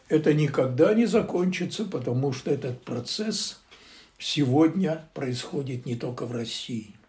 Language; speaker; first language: Russian; native; Russian